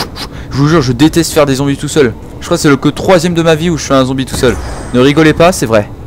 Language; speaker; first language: French; native; French